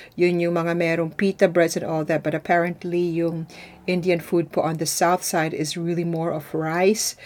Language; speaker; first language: English; non-native, local second language; Filipino